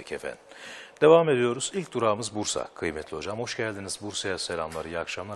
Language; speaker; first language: Turkish; native; Turkish